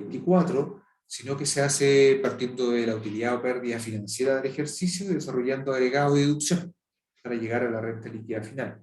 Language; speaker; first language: Spanish; native; Spanish